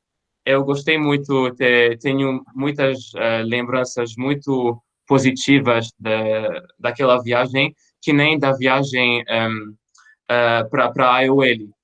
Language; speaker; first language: Portuguese; non-native, fluent; French